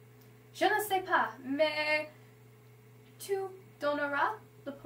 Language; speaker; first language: French; non-native, learner; English